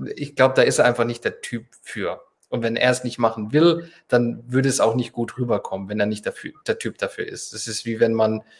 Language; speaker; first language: German; non-native, fluent; Spanish